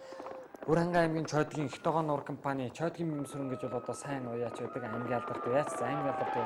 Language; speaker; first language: Mongolian; native; Mongolian